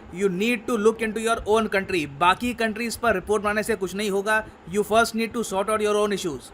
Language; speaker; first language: Hindi; native; Hindi